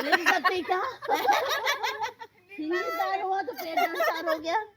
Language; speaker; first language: Hindi; non-native, local second language; Rongmei Naga